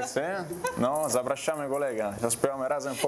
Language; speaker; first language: Polish; non-native, learner; Italian